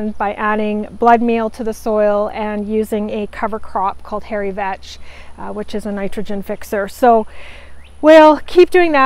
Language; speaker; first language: English; native; English